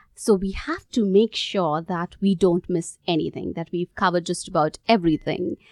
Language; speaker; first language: English; non-native, local second language; Hindi